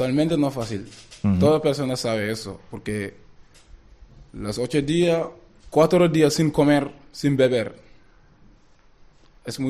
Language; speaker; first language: Spanish; non-native, learner; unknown